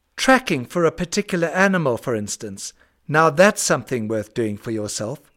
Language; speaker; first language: English; native; English